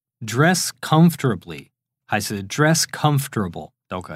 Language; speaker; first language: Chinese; non-native, fluent; English